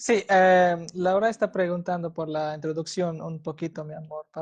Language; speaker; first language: Spanish; non-native, fluent; Hindi